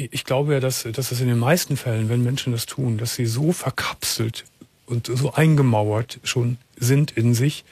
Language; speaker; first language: German; native; German